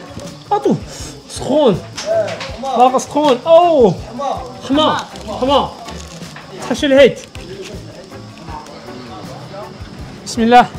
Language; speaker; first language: Arabic; non-native, learner; Korean